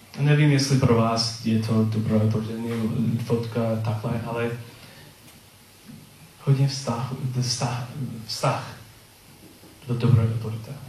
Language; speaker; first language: Czech; non-native, learner; English